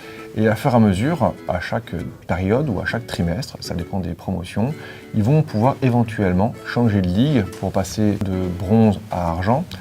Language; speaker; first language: French; native; French